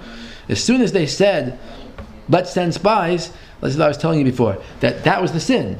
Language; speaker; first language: English; native; English